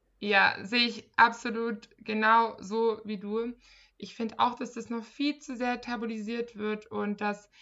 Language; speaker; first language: German; native; German